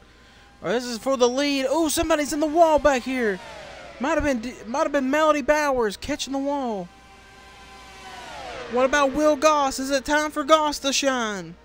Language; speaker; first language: English; native; English